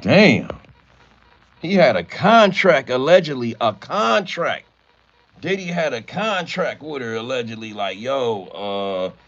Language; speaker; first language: English; native; English